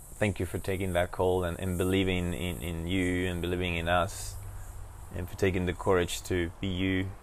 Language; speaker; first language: English; non-native, fluent; Spanish